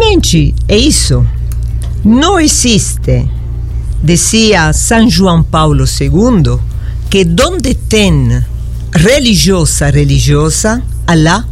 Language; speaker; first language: Portuguese; non-native, learner; Italian